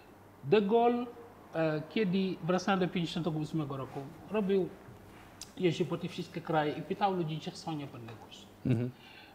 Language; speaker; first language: Polish; non-native, fluent; Wolof